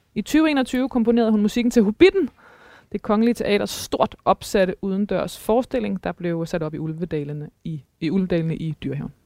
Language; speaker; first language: Danish; native; Danish